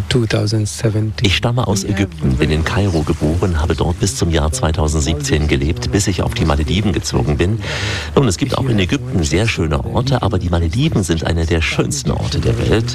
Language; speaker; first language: German; native; German